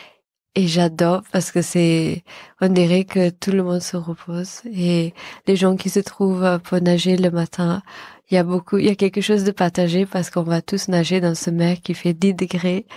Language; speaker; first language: French; non-native, fluent; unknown